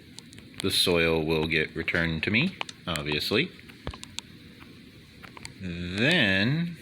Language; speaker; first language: English; native; English